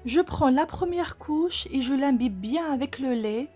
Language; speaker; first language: French; non-native, local second language; Arabic